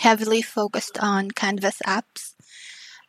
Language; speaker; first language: English; non-native, local second language; Filipino